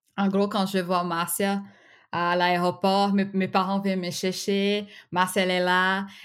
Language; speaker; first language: French; non-native, fluent; Portuguese